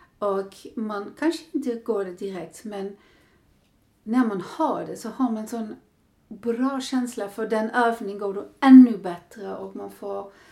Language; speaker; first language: Swedish; non-native, fluent; Dutch